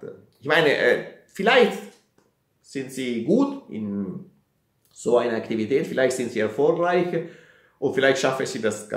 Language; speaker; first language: German; non-native, fluent; Italian